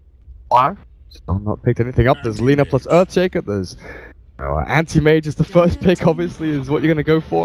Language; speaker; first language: English; native; English